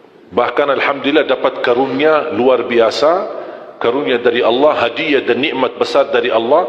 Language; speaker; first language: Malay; non-native, fluent; Arabic